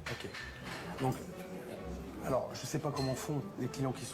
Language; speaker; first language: French; native; French